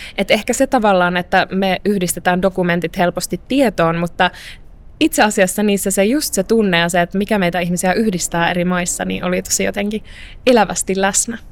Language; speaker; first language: Finnish; early bilingual, other home language; Arabic